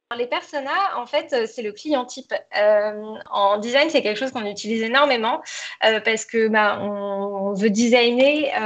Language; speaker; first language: French; native; French